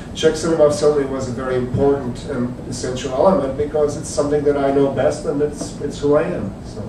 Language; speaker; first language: English; early bilingual, other home language; Czech